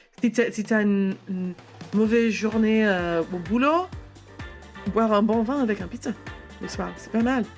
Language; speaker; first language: French; non-native, fluent; English